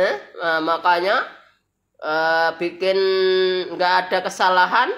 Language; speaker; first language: Indonesian; native; Indonesian